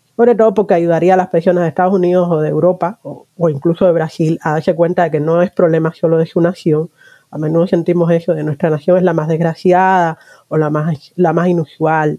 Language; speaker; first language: Spanish; native; Spanish